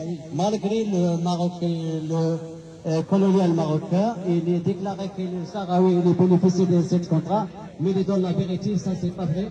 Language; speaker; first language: French; non-native, learner; Arabic